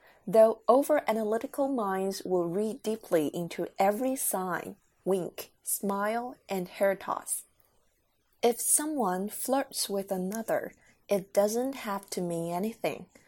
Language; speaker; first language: English; non-native, fluent; Chinese